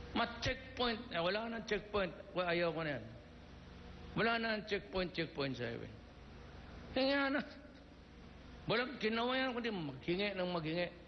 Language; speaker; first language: Filipino; non-native, local second language; Cebuano